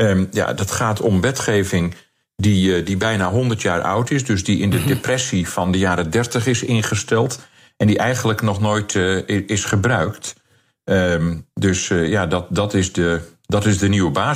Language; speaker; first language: Dutch; native; Dutch